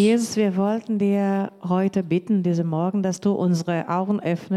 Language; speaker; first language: German; non-native, learner; Portuguese